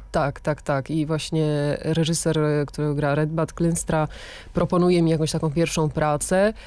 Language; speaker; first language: Polish; non-native, fluent; Italian